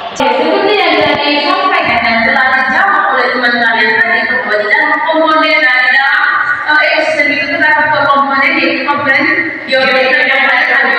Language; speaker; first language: Indonesian; native; Indonesian